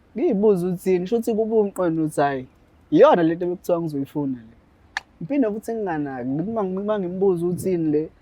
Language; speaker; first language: Zulu; native; Zulu